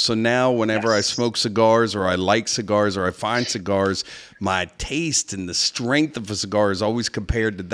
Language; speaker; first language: English; native; English